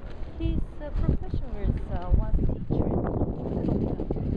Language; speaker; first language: English; non-native, fluent; Korean